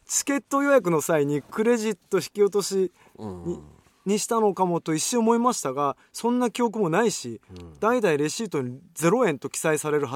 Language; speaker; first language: Japanese; native; Japanese